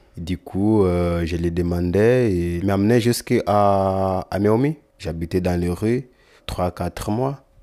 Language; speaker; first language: French; non-native, learner; Lingala